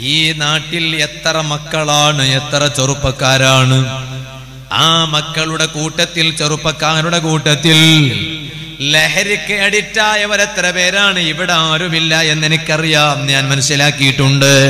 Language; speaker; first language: Malayalam; non-native, local second language; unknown